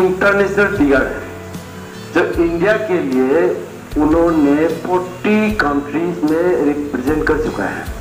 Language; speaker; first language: Hindi; non-native, local second language; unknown